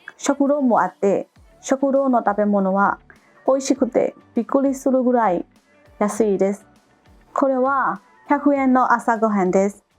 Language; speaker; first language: Japanese; non-native, fluent; Burmese